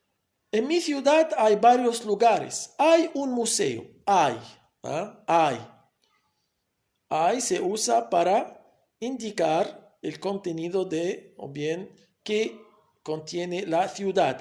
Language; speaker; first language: Spanish; non-native, fluent; Arabic